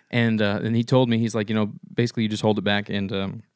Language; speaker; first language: English; native; English